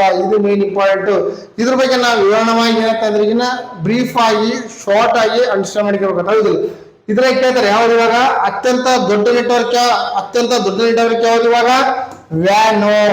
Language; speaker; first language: Kannada; native; Kannada